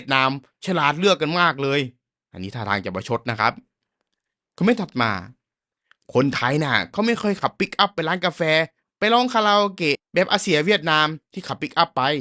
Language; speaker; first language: Thai; native; Thai